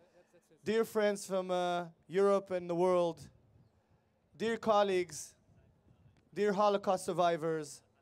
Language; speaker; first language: English; non-native, fluent; Hebrew